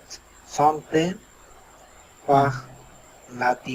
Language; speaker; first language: French; non-native, learner; Bangla